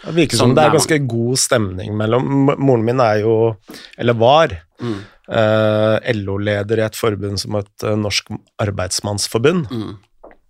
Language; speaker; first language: Norwegian; native; Norwegian